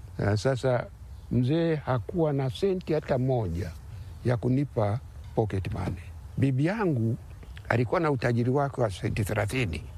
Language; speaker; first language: Swahili; non-native, local second language; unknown